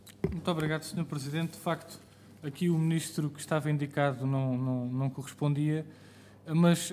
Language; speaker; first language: Portuguese; native; Portuguese